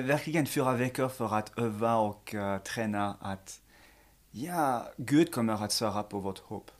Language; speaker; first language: Swedish; non-native, fluent; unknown